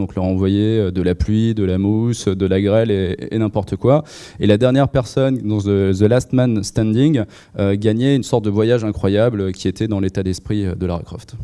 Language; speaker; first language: French; native; French